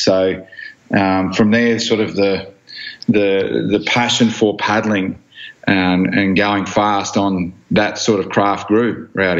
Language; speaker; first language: English; native; English